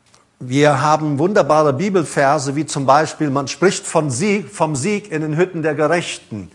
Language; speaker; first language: German; native; German